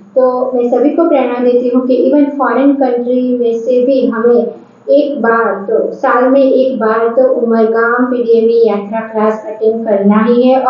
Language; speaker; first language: Hindi; early bilingual, heritage; Hindi